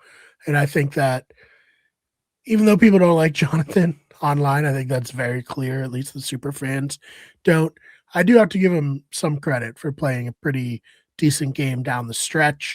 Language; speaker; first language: English; native; English